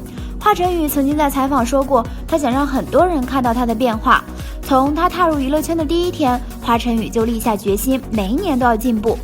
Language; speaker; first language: Chinese; native; Chinese